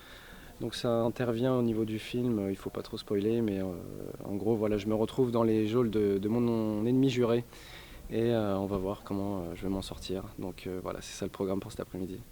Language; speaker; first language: French; native; French